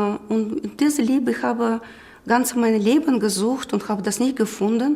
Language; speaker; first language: German; non-native, learner; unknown